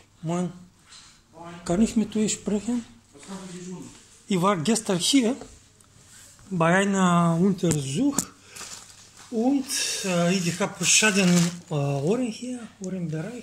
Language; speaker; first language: German; non-native, learner; Bulgarian